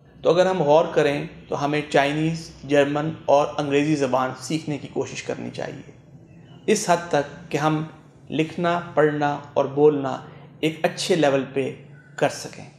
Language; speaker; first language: Urdu; non-native, local second language; Punjabi